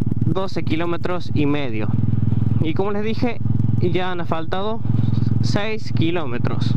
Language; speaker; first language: Spanish; native; Spanish